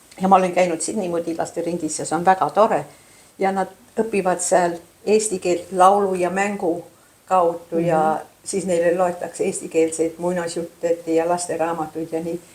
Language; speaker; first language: Estonian; early bilingual, heritage; Estonian